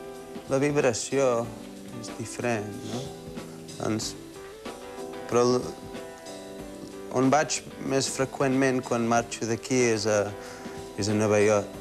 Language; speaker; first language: Catalan; early bilingual, heritage; Catalan